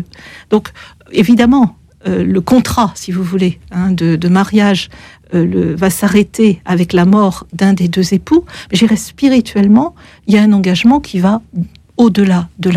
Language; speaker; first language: French; native; French